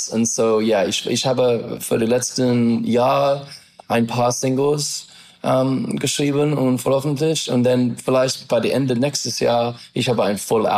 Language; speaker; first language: German; non-native, learner; English